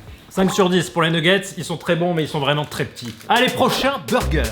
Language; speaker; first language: French; native; French